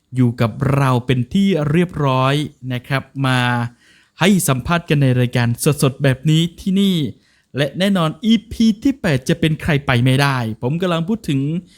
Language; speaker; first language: Thai; non-native, local second language; Northern Khmer